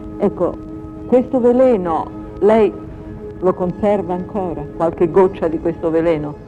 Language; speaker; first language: Italian; native; Italian